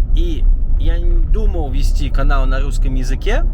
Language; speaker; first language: Russian; early bilingual, heritage; Russian